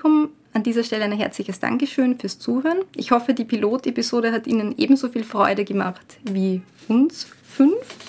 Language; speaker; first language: German; native; German